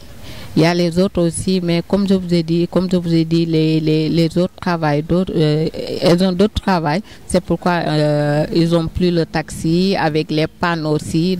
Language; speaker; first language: French; non-native, local second language; Wolof